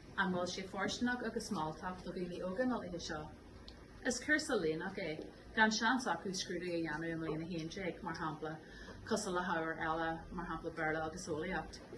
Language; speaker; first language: Irish; non-native, local second language; English